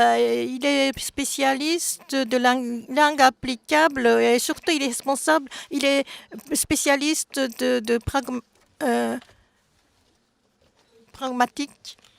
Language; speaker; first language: French; non-native, fluent; Japanese